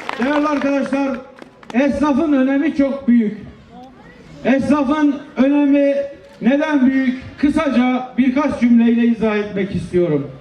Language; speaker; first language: Turkish; native; Turkish